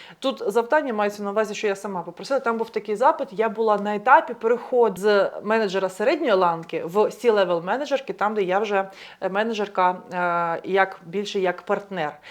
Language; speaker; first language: Ukrainian; native; Ukrainian